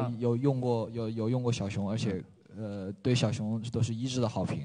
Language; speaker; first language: Chinese; native; Chinese